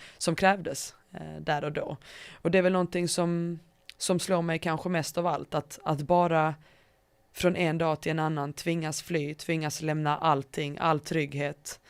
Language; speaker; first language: Swedish; early bilingual, other home language; Bosnian